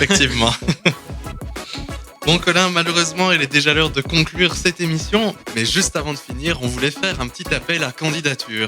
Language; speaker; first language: French; native; French